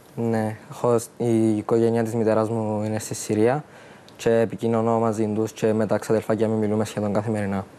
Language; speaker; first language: Greek; early bilingual, other home language; Arabic